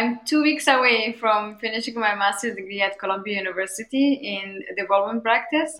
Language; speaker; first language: English; non-native, fluent; Arabic